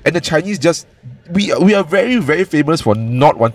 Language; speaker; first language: English; non-native, local second language; Cantonese